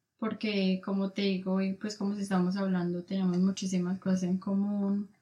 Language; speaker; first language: Spanish; native; Spanish